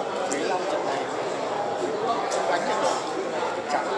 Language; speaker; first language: Vietnamese; native; Vietnamese